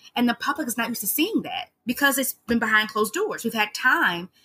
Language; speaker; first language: English; native; English